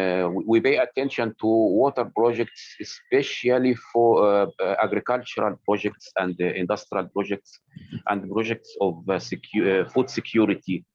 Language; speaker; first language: English; non-native, fluent; Arabic